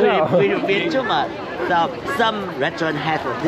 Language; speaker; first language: English; non-native, learner; Vietnamese